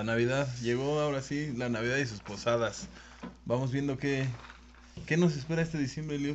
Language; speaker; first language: Spanish; native; Spanish